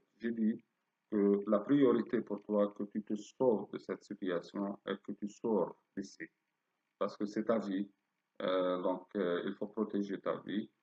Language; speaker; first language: French; non-native, fluent; Arabic